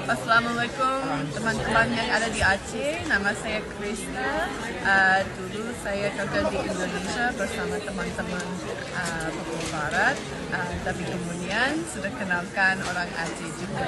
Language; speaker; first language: Indonesian; non-native, learner; English